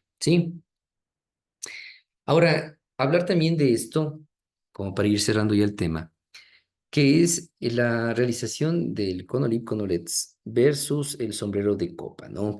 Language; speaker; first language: Spanish; native; Spanish